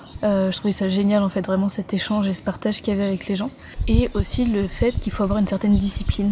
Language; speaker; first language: French; native; French